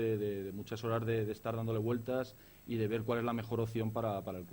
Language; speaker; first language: Spanish; native; Spanish